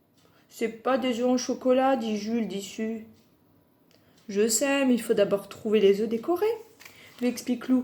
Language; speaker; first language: French; native; French